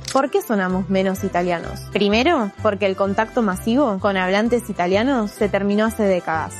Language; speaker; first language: Spanish; native; Spanish